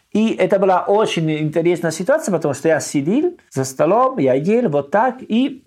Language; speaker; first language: Russian; non-native, learner; Italian